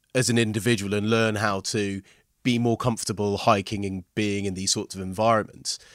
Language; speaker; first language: English; early bilingual, other home language; Hindi